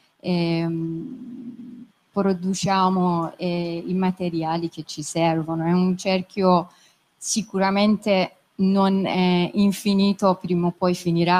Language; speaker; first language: Italian; non-native, fluent; Persian